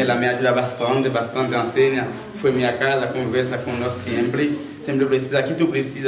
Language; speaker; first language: Portuguese; non-native, learner; Haitian Creole